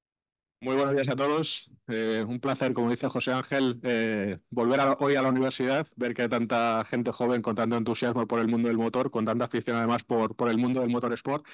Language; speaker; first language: Spanish; native; Spanish